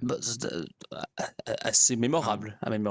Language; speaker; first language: French; native; French